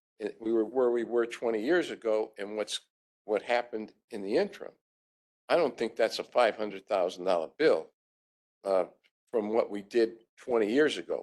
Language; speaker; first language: English; native; English